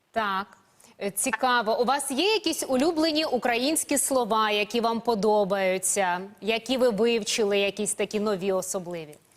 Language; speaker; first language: Ukrainian; native; Ukrainian